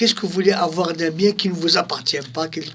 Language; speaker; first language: French; non-native, local second language; Arabic